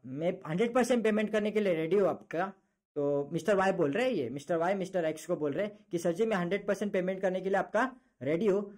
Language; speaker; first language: Hindi; non-native, local second language; Marathi